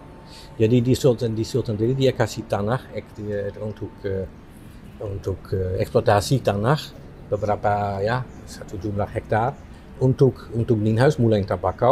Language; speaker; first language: Indonesian; non-native, fluent; Dutch